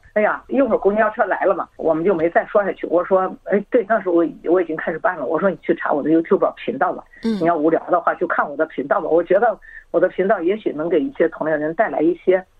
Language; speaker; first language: Chinese; native; Chinese